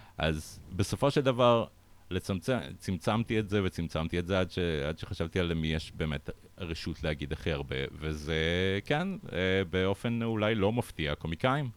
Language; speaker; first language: Hebrew; early bilingual, other home language; Russian